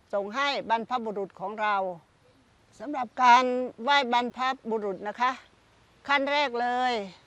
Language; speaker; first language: Thai; non-native, local second language; Khmer